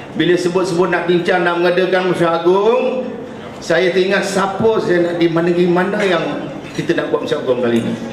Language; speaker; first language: Malay; native; Malay